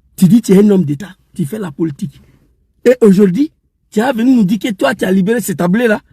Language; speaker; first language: French; non-native, local second language; Dyula